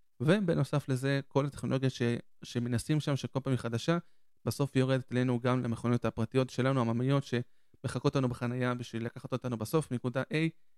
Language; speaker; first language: Hebrew; native; Hebrew